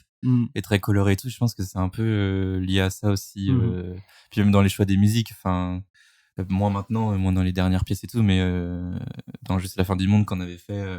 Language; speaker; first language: French; native; French